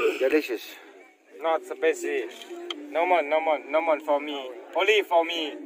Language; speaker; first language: English; non-native, learner; Thai